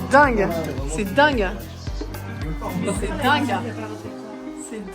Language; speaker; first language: French; native; French